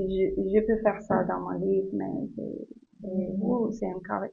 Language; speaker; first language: French; non-native, learner; English